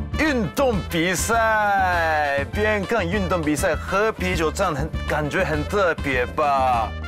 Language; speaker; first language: Chinese; non-native, fluent; Japanese